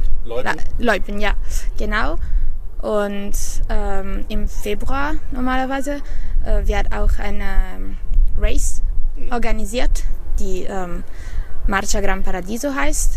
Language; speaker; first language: German; non-native, fluent; Italian